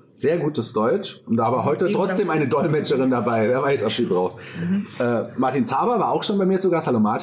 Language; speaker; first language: German; native; German